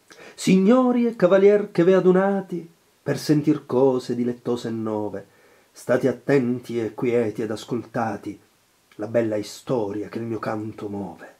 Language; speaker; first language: Italian; native; Italian